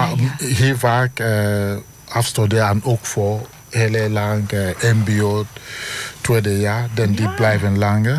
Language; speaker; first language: Dutch; non-native, learner; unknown